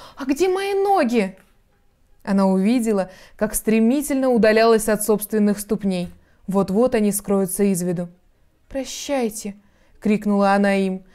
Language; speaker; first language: Russian; native; Russian